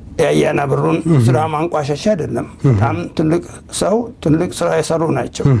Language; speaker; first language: Amharic; native; Amharic